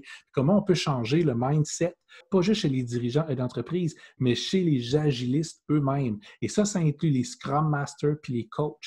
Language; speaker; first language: French; native; French